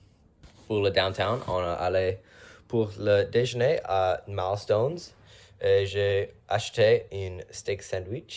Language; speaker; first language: French; non-native, learner; English